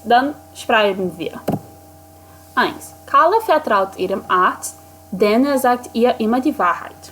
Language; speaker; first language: German; non-native, fluent; Portuguese